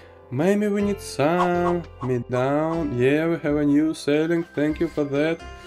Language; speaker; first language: English; non-native, learner; Russian